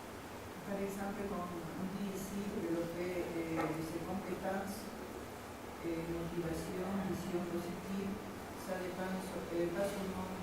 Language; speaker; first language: French; non-native, fluent; Spanish